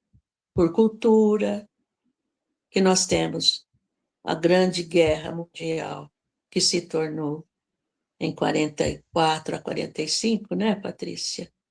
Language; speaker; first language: Portuguese; native; Portuguese